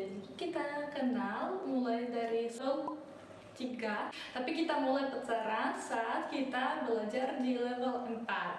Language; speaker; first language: Indonesian; early bilingual, other home language; Russian